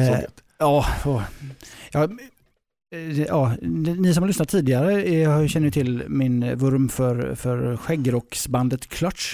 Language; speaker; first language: Swedish; native; Swedish